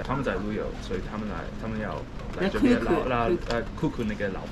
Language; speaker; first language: Chinese; non-native, fluent; English